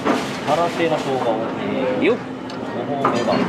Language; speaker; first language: Japanese; native; Japanese